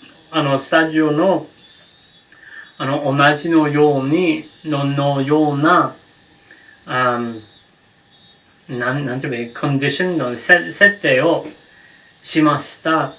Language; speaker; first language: Japanese; non-native, learner; English